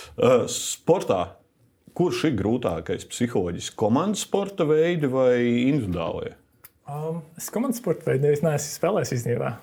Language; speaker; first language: Latvian; native; Latvian